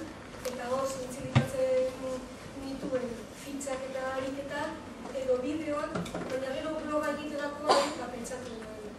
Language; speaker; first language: Basque; non-native, local second language; Spanish